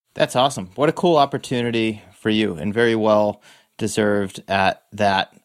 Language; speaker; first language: English; native; English